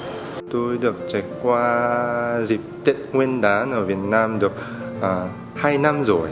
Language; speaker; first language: Vietnamese; non-native, learner; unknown